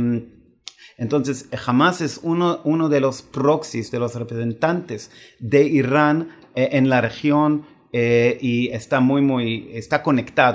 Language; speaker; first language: Spanish; non-native, fluent; Hebrew